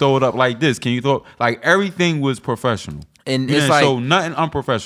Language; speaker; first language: English; native; English